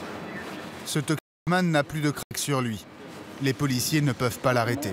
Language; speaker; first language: French; native; French